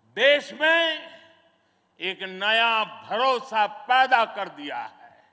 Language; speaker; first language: Hindi; non-native, local second language; Gujarati